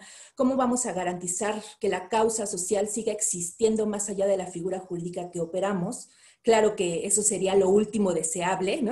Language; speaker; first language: Spanish; native; Spanish